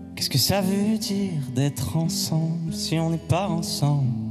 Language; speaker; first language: French; native; French